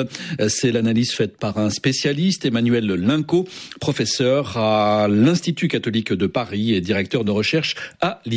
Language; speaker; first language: French; native; French